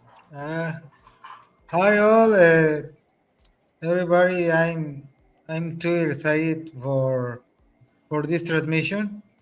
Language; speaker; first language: English; non-native, learner; Spanish